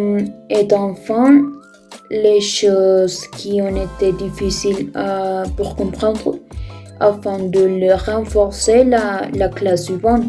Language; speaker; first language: French; non-native, fluent; Spanish